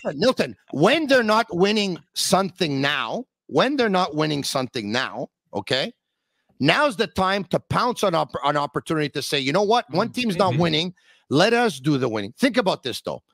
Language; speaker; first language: English; native; English